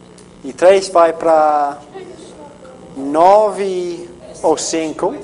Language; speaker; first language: Portuguese; non-native, fluent; English